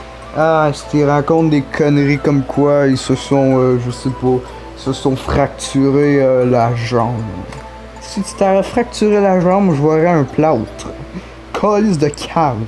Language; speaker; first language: French; native; French